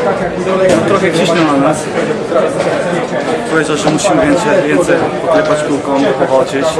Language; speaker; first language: Polish; non-native, learner; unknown